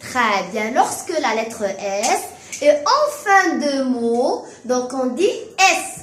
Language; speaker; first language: French; non-native, local second language; Arabic